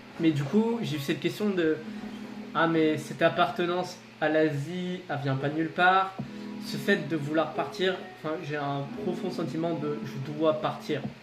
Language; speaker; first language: French; native; French